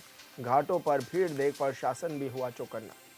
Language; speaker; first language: Hindi; native; Hindi